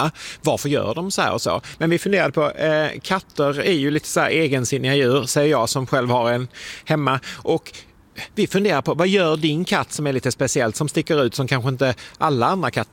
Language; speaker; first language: Swedish; native; Swedish